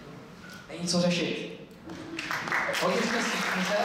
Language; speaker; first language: Czech; native; Czech